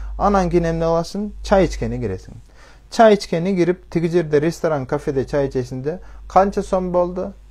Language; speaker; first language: Kyrgyz; early bilingual, heritage; Kyrgyz